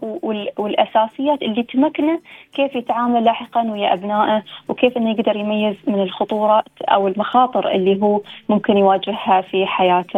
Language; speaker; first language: Arabic; native; Arabic